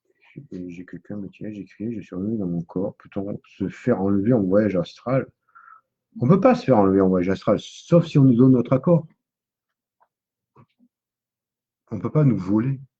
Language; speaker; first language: French; native; French